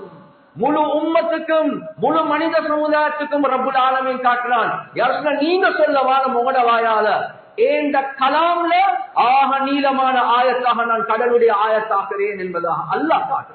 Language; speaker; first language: Tamil; native; Tamil